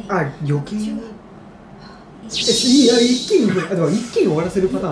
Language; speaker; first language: Japanese; native; Japanese